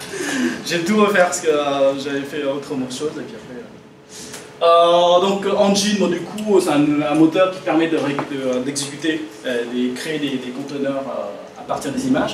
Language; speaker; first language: French; native; French